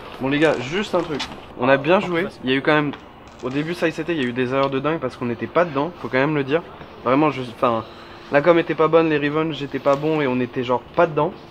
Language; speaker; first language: French; native; French